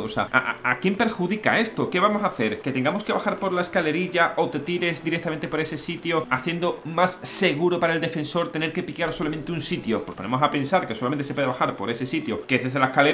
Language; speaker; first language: Spanish; native; Spanish